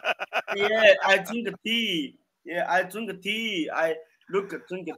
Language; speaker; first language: English; non-native, learner; Chinese